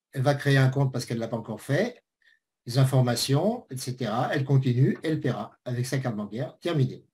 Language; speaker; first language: French; native; French